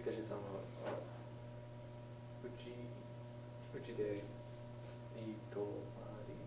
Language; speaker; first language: Japanese; non-native, learner; English